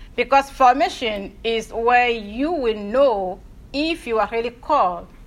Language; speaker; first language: English; non-native, fluent; Ewe